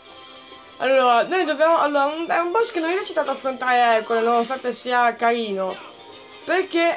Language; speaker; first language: Italian; native; Italian